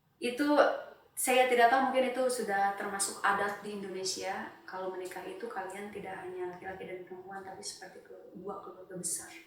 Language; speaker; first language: Indonesian; non-native, local second language; Sundanese